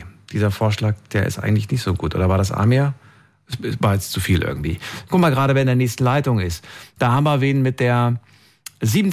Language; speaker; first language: German; native; German